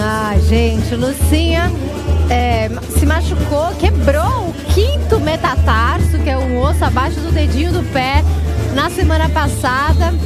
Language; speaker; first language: Portuguese; native; Portuguese